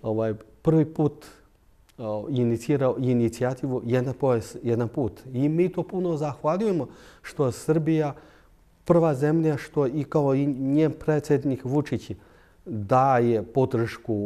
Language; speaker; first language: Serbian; non-native, fluent; Chinese